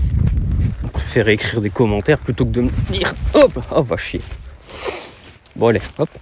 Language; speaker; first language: French; native; French